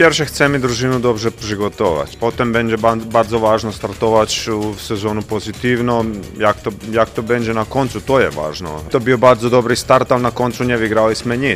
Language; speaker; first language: Polish; non-native, learner; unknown